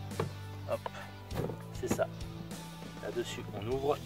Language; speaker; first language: French; native; French